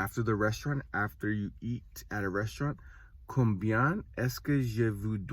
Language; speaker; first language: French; non-native, learner; English